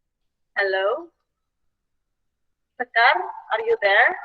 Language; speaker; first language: English; non-native, fluent; Indonesian